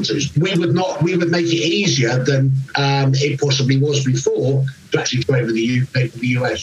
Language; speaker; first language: English; native; English